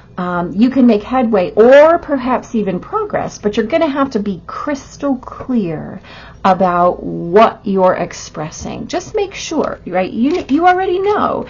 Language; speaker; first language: English; native; English